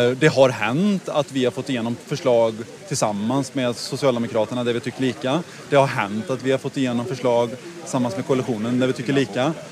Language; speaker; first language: Swedish; native; Swedish